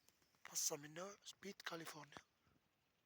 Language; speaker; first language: Arabic; native; Arabic